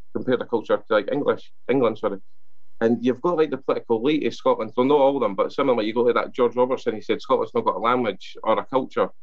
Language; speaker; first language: English; non-native, local second language; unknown